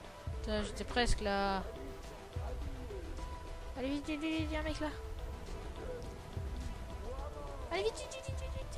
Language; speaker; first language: French; native; French